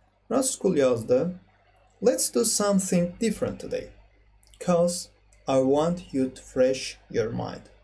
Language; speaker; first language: English; non-native, fluent; Azerbaijani